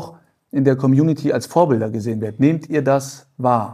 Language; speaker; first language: German; native; German